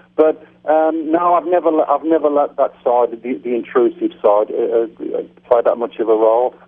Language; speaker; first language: English; native; English